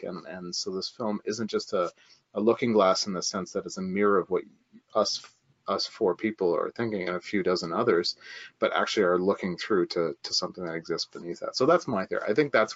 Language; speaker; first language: English; native; English